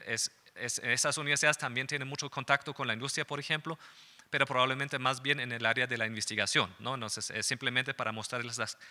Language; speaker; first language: Spanish; non-native, fluent; German